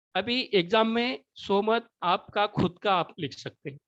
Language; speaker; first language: Hindi; non-native, local second language; Marathi